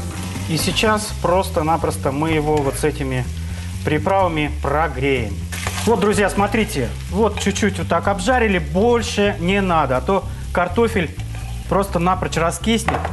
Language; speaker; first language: Russian; native; Russian